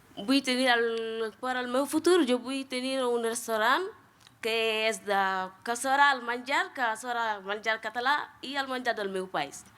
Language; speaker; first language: Catalan; non-native, learner; Wolof